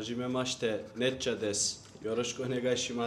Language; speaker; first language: Japanese; non-native, learner; Turkish